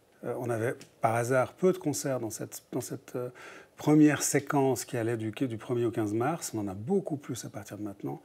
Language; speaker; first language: French; native; French